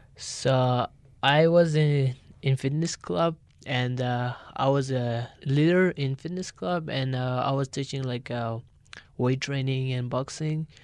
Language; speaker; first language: English; non-native, learner; Turkish